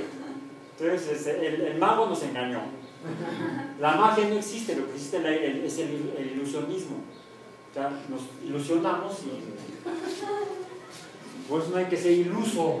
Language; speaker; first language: Spanish; native; Spanish